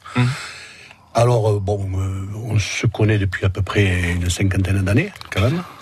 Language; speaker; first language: French; native; French